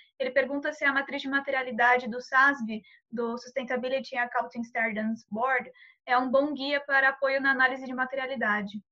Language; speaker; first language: Portuguese; native; Portuguese